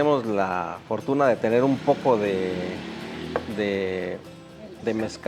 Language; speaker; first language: Spanish; native; Spanish